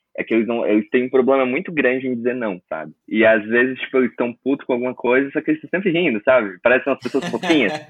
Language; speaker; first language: Portuguese; native; Portuguese